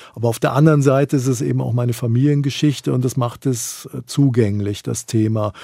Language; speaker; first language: German; native; German